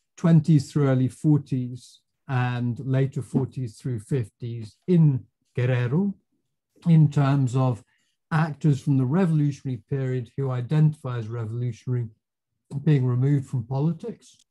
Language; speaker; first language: English; native; English